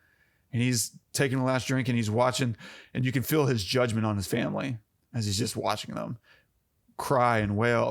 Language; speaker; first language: English; native; English